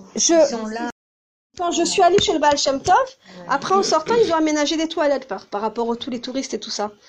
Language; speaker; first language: French; early bilingual, heritage; Hebrew